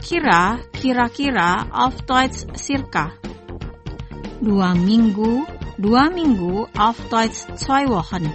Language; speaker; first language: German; non-native, fluent; Indonesian